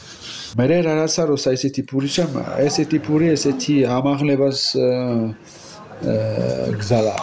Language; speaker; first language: Georgian; non-native, learner; French